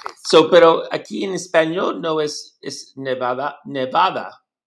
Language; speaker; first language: Spanish; non-native, learner; English